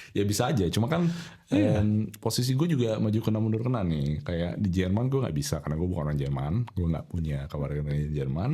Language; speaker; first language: Indonesian; native; Indonesian